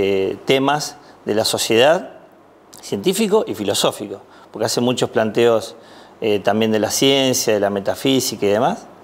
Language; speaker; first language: Spanish; native; Spanish